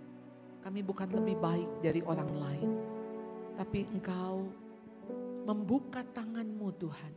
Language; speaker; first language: Indonesian; native; Indonesian